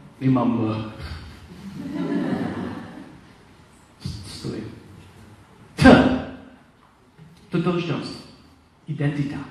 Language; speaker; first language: Czech; non-native, learner; Polish